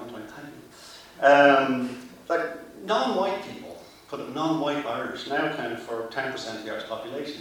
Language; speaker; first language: English; native; English